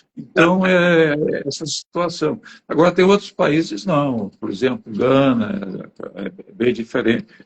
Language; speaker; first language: Portuguese; native; Portuguese